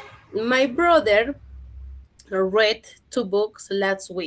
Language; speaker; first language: English; non-native, learner; Spanish